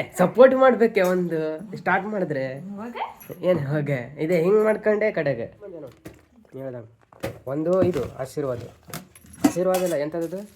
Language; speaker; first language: Kannada; native; Kannada